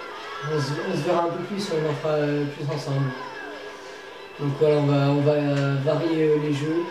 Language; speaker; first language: French; native; French